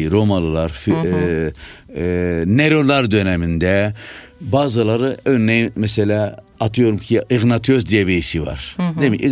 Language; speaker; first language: Turkish; non-native, local second language; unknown